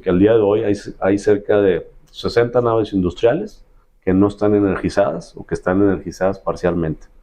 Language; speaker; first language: Spanish; native; Spanish